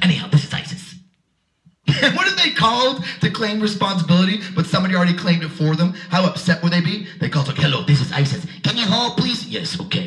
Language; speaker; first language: English; native; English